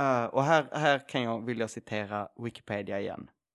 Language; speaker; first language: Swedish; native; Swedish